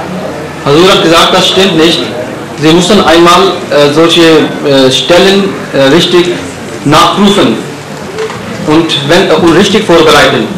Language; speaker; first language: German; non-native, fluent; Urdu